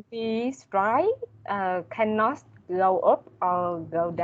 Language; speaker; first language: English; non-native, learner; Vietnamese